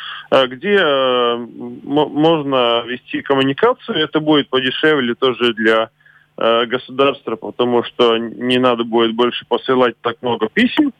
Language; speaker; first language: Russian; non-native, local second language; Latvian